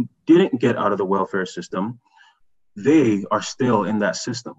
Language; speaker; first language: English; early bilingual, other home language; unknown